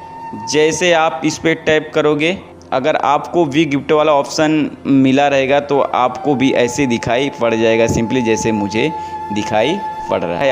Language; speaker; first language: Hindi; native; Hindi